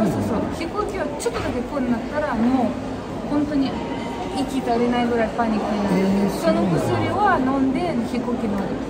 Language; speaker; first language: Japanese; non-native, fluent; Romanian